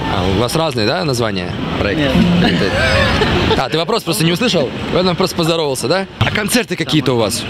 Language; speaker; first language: Russian; native; Russian